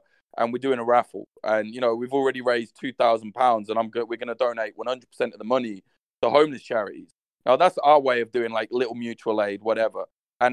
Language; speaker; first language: English; native; English